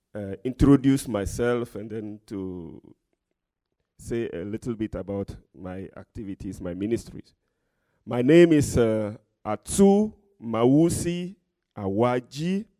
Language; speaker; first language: English; non-native, fluent; Ewe